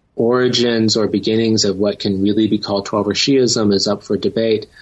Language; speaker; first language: English; native; English